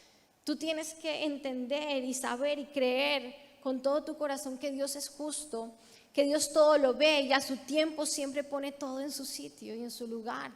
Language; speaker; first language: Spanish; native; Spanish